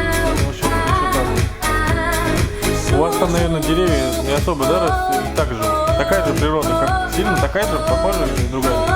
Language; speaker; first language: Russian; native; Russian